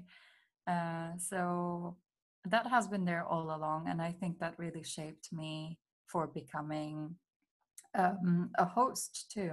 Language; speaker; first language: English; non-native, fluent; German